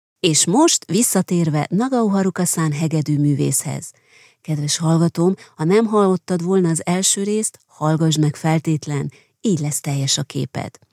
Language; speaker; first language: Hungarian; native; Hungarian